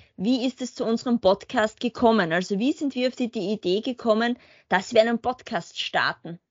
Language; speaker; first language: German; native; German